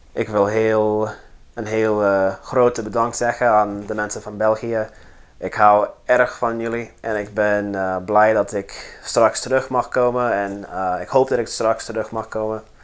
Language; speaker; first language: Dutch; non-native, fluent; English